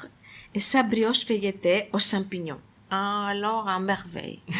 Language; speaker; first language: French; non-native, fluent; Greek